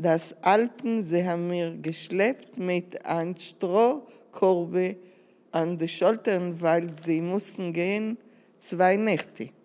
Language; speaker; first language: German; non-native, learner; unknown